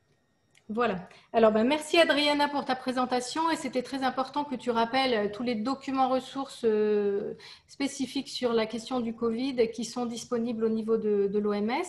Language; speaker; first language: French; native; French